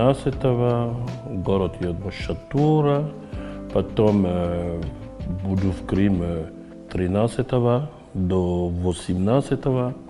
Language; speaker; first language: Russian; non-native, fluent; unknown